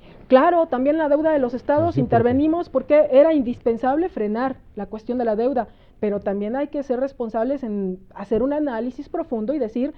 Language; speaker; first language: Spanish; native; Spanish